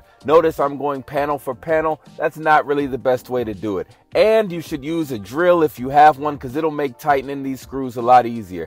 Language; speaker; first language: English; native; English